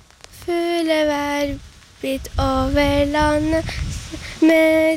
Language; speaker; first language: Norwegian; early bilingual, other home language; Turkish